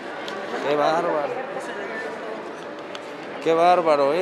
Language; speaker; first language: Spanish; native; Spanish